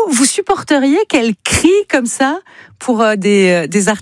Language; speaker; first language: French; native; French